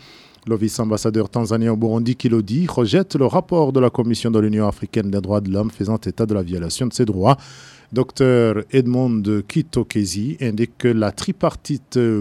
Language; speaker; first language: French; non-native, local second language; Rundi